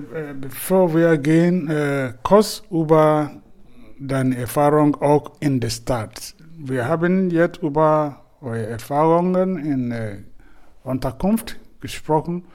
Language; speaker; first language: German; non-native, fluent; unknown